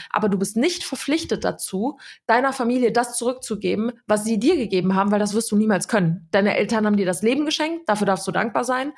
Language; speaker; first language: German; early bilingual, other home language; Serbian